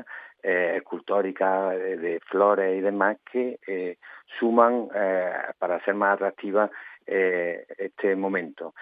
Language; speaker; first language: Spanish; native; Spanish